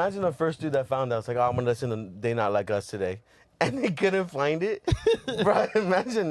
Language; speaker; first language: English; native; English